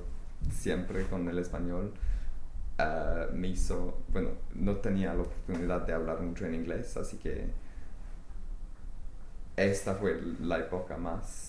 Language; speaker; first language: Spanish; non-native, fluent; English